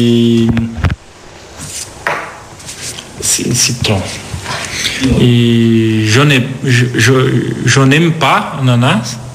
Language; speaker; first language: French; non-native, learner; Portuguese